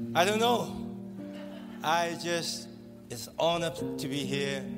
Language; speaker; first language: English; non-native, local second language; Cantonese